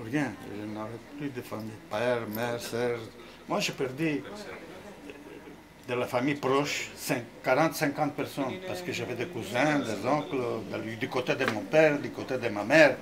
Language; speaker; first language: French; non-native, fluent; Ladino